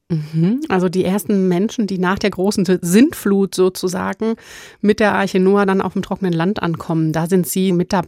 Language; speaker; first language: German; native; German